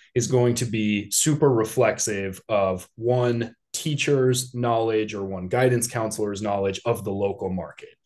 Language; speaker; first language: English; native; English